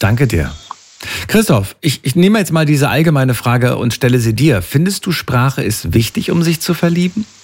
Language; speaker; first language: German; native; German